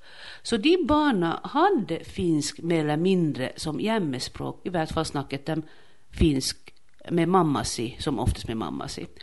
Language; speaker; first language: Swedish; non-native, local second language; Finnish